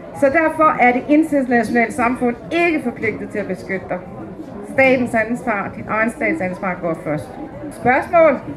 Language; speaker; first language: Danish; native; Danish